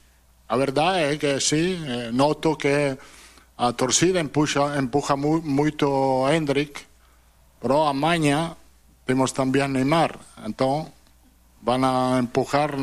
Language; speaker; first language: Portuguese; non-native, fluent; Italian